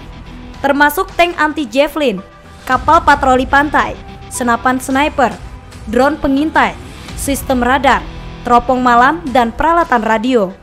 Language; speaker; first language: Indonesian; native; Indonesian